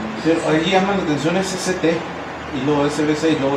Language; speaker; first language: Spanish; native; Spanish